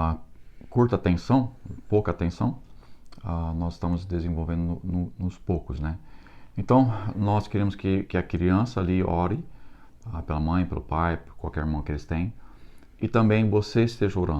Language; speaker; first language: Portuguese; non-native, fluent; English